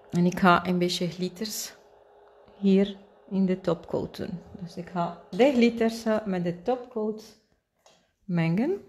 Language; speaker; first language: Dutch; non-native, fluent; Spanish